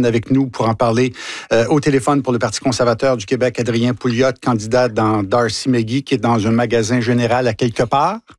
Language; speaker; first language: French; native; French